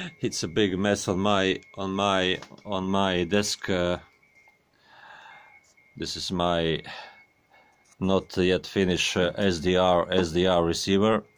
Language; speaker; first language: English; non-native, learner; Croatian